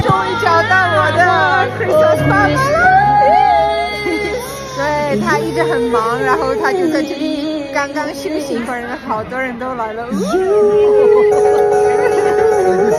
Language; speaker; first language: Chinese; non-native, fluent; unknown